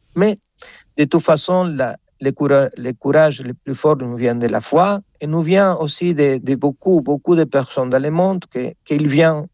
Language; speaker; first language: French; non-native, fluent; Spanish